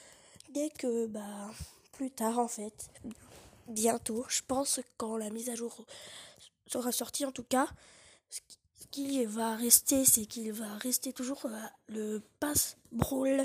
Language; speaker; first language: French; native; French